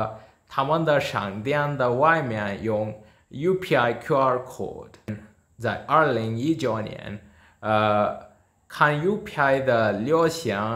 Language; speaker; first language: Chinese; non-native, learner; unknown